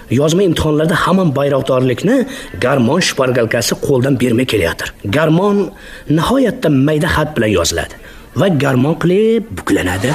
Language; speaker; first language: Uzbek; native; Uzbek